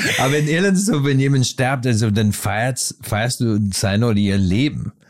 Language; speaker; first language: German; non-native, fluent; English